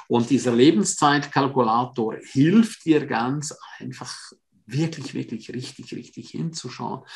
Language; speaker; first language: German; non-native, fluent; Romansh